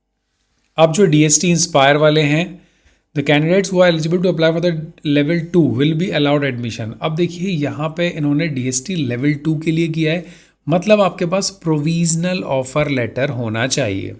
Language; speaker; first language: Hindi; native; Hindi